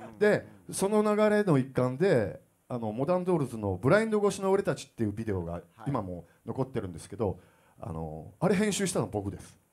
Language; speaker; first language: Japanese; native; Japanese